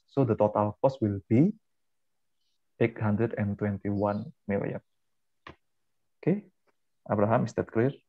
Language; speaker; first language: English; non-native, fluent; Indonesian